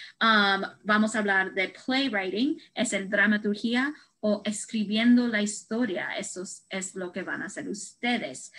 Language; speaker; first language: Spanish; non-native, learner; English